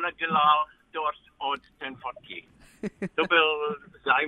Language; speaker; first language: Czech; non-native, learner; English